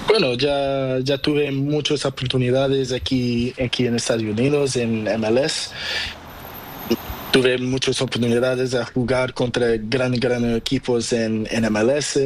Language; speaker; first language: Spanish; non-native, learner; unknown